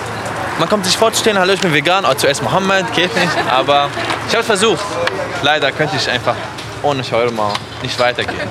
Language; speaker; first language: German; non-native, fluent; Arabic